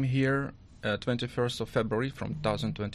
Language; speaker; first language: English; non-native, learner; Russian